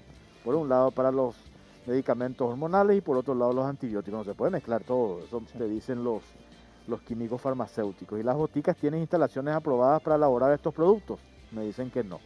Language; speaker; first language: Spanish; native; Spanish